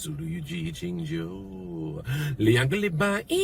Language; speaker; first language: Chinese; non-native, learner; English